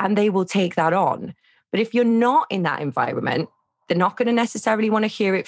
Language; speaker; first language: English; native; English